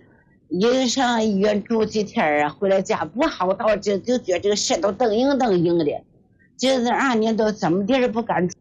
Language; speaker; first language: Chinese; native; Chinese